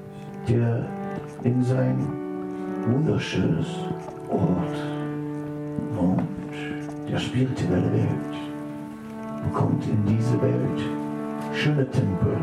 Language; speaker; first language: German; non-native, fluent; Dutch